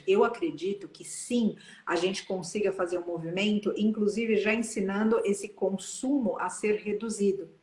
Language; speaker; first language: Portuguese; native; Portuguese